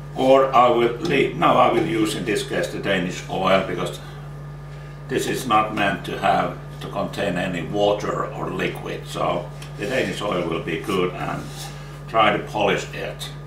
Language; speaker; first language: English; non-native, fluent; Finnish